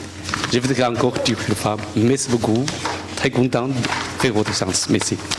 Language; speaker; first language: French; non-native, learner; Chinese